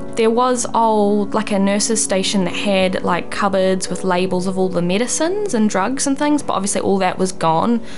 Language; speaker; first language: English; native; English